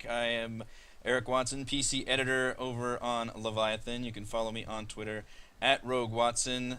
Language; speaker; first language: English; native; English